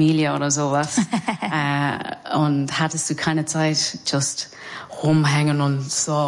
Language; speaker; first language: German; non-native, learner; English